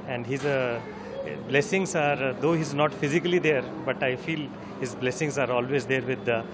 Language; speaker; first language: English; non-native, local second language; Telugu